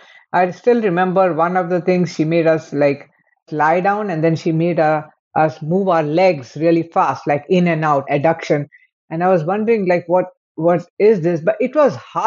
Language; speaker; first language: English; non-native, local second language; Hindi